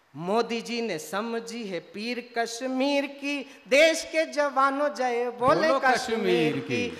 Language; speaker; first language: Hindi; native; Hindi